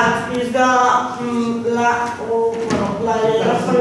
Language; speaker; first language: English; non-native, learner; Catalan